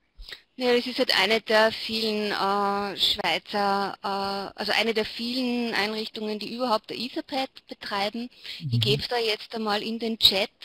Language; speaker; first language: German; native; German